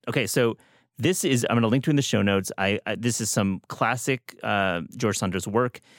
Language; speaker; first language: English; native; English